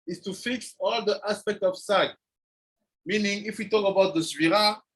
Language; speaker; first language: English; non-native, fluent; French